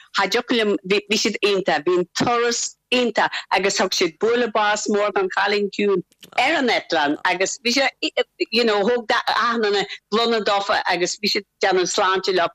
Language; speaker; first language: Irish; native; Irish